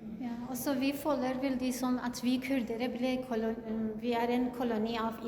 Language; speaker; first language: Norwegian; non-native, learner; Kurdish